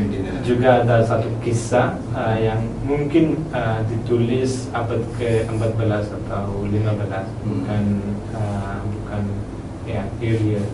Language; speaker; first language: Indonesian; non-native, learner; Malayalam